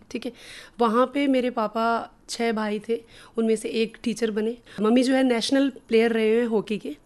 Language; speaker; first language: Hindi; non-native, local second language; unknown